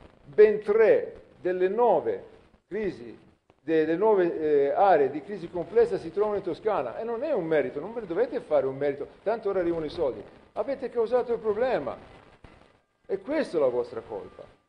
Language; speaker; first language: Italian; native; Italian